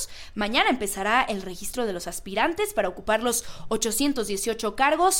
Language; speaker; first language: Spanish; native; Spanish